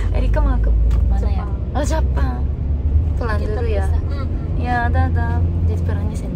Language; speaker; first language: Indonesian; non-native, fluent; Japanese